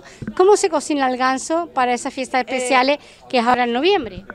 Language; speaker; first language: Spanish; native; Spanish